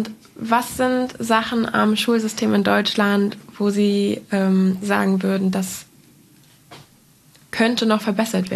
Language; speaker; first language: German; native; German